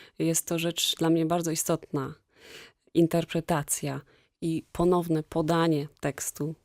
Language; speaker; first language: Polish; native; Polish